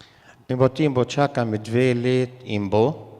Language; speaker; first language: Slovenian; non-native, learner; Arabic